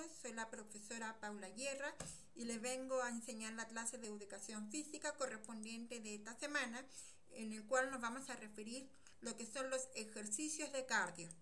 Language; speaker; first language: Spanish; native; Spanish